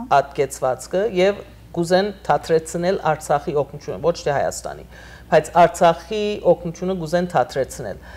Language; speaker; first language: Armenian; native; Armenian